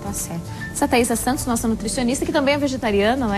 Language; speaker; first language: Portuguese; native; Portuguese